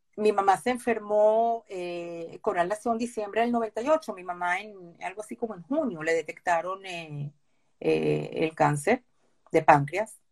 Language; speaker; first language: Spanish; early bilingual, other home language; Hebrew